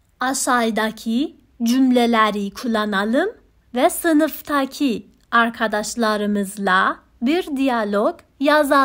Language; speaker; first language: Turkish; non-native, fluent; Persian